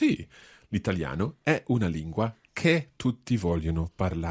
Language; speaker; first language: Italian; non-native, fluent; English